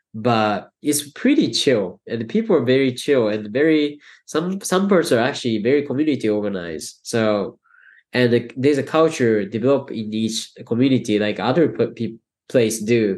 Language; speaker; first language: English; non-native, fluent; Japanese